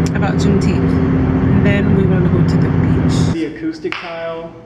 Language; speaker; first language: English; native; English